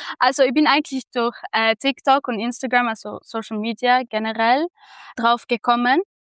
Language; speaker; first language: German; non-native, fluent; Arabic